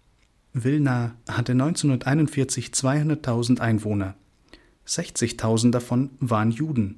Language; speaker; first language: German; native; German